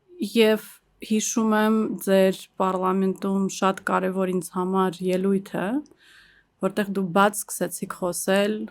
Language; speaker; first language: Armenian; early bilingual, heritage; Armenian